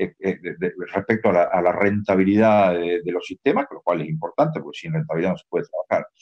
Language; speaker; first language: Spanish; native; Spanish